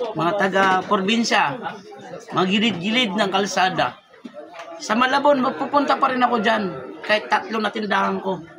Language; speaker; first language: Filipino; non-native, local second language; Waray